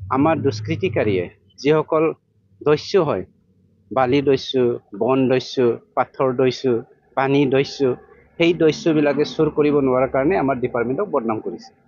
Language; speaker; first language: Assamese; non-native, local second language; Bodo